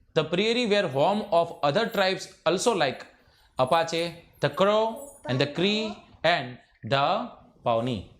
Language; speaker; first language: English; non-native, local second language; Gujarati